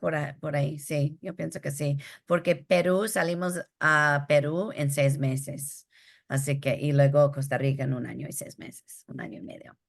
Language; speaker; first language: Spanish; early bilingual, heritage; Spanish